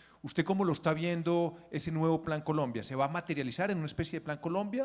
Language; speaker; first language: Spanish; native; Spanish